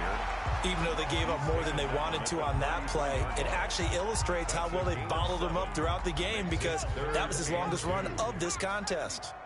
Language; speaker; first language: English; native; English